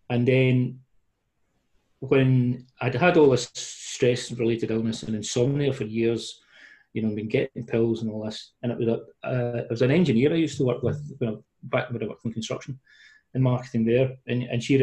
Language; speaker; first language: English; native; English